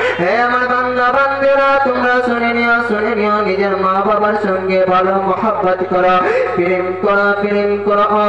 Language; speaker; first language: Bangla; non-native, local second language; Urdu